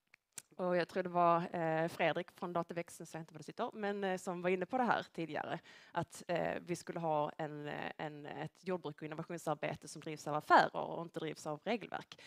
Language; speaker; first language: Swedish; native; Swedish